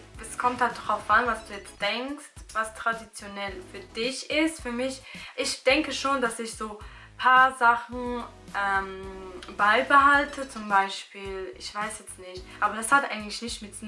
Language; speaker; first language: German; early bilingual, other home language; Albanian